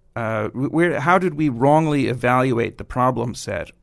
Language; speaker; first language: English; native; English